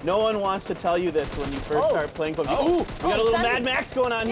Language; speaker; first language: English; native; English